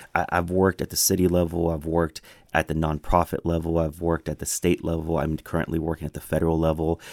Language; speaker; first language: English; early bilingual, other home language; Spanish